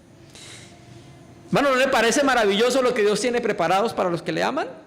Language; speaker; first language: Spanish; native; Spanish